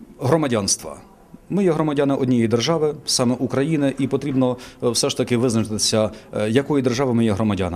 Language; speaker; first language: Ukrainian; native; Ukrainian